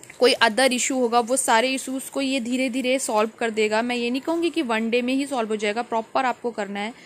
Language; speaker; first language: Hindi; native; Hindi